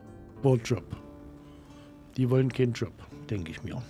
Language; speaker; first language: German; native; German